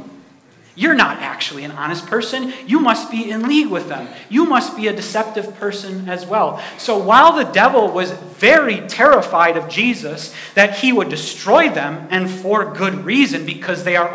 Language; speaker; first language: English; native; English